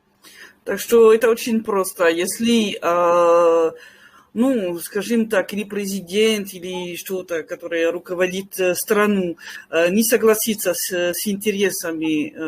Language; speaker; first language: Russian; non-native, fluent; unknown